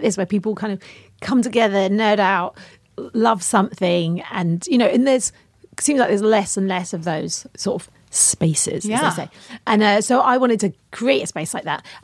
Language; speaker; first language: English; native; English